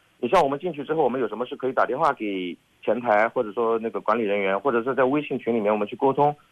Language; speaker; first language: Chinese; native; Chinese